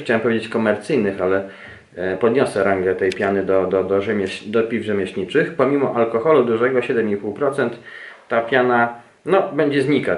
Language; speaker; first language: Polish; native; Polish